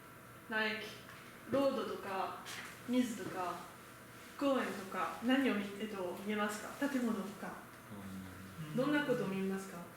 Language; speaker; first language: Japanese; non-native, learner; French